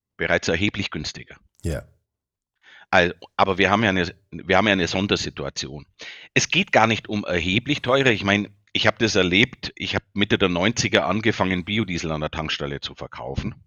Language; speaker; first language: German; native; German